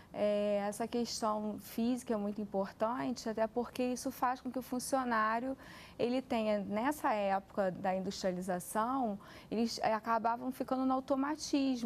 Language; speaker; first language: Portuguese; native; Portuguese